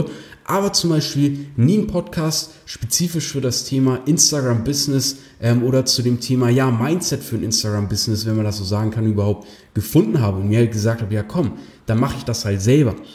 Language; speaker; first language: German; native; German